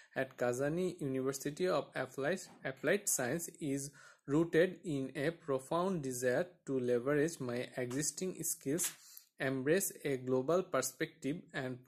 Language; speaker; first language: English; non-native, local second language; Bangla